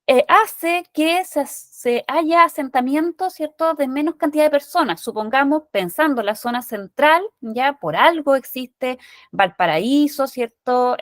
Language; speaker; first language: Spanish; native; Spanish